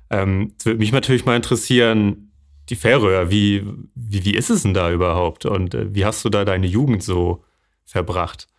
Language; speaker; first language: German; native; German